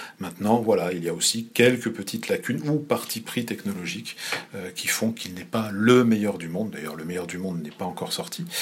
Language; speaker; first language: French; native; French